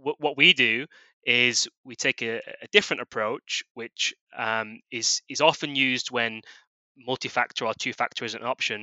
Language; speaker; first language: English; native; English